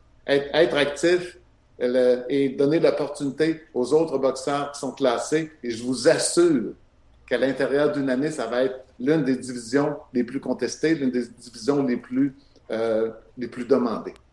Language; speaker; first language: French; native; French